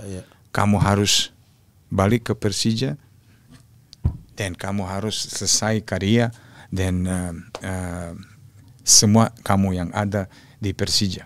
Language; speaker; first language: Indonesian; non-native, fluent; Serbian